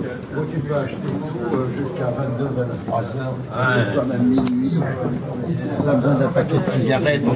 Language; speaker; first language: French; non-native, local second language; Arabic